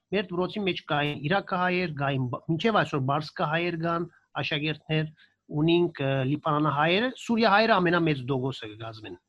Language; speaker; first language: Armenian; early bilingual, heritage; Armenian